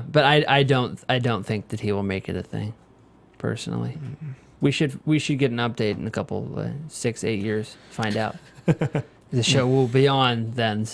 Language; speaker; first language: English; native; English